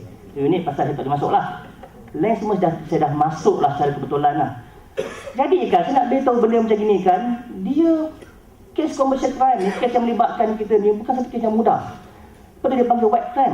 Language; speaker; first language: Malay; native; Malay